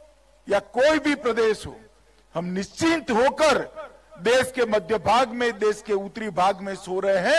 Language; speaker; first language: Hindi; non-native, local second language; Gujarati